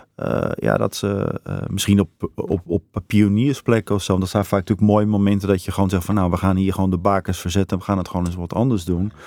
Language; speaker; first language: Dutch; native; Dutch